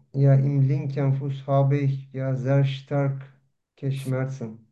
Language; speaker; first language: German; non-native, learner; Turkish